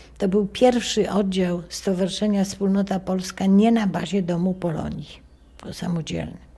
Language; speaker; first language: Polish; native; Polish